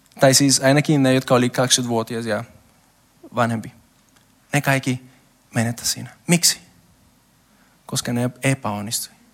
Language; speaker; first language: Finnish; non-native, learner; Spanish